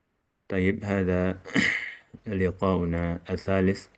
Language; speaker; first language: Arabic; non-native, fluent; Indonesian